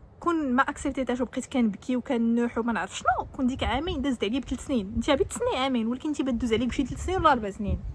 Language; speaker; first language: Arabic; native; Arabic